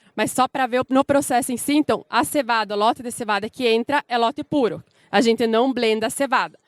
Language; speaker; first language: Portuguese; native; Portuguese